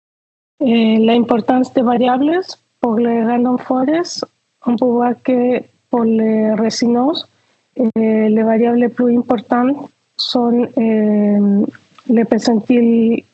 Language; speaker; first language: French; non-native, fluent; Spanish